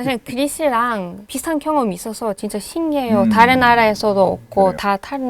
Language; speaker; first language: Korean; non-native, fluent; Hebrew